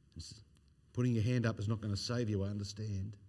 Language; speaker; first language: English; native; English